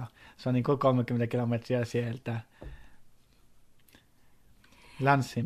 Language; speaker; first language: Finnish; early bilingual, heritage; Norwegian